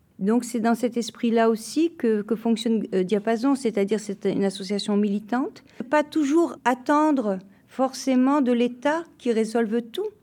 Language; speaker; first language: French; native; French